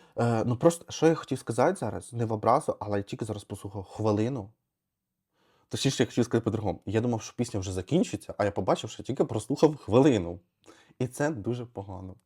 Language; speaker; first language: Ukrainian; non-native, local second language; Russian